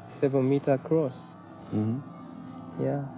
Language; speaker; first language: English; non-native, learner; Japanese